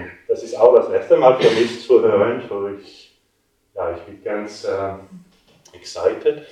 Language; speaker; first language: German; non-native, local second language; Italian